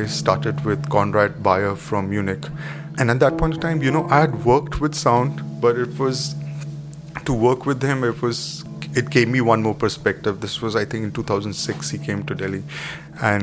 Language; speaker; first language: English; non-native, local second language; Hindi